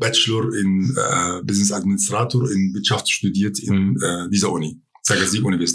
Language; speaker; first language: German; non-native, fluent; Arabic